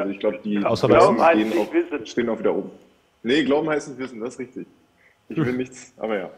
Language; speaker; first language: German; native; German